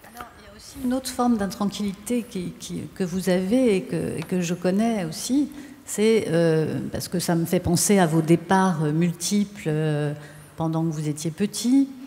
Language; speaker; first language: French; native; French